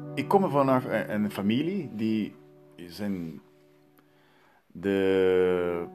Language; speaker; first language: Dutch; non-native, learner; Portuguese